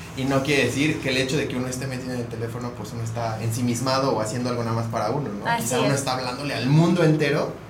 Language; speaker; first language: Spanish; native; Spanish